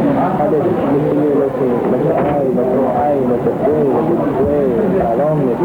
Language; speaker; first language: Spanish; non-native, learner; Portuguese